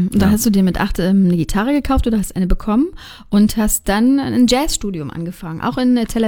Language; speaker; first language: German; native; German